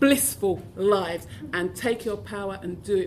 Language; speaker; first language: English; native; English